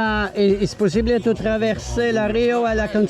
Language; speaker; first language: Spanish; non-native, learner; French